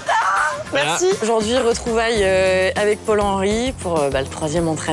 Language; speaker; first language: French; native; French